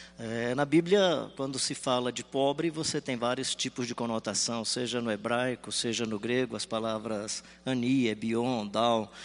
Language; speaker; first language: Portuguese; native; Portuguese